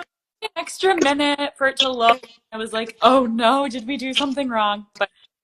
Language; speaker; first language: English; native; English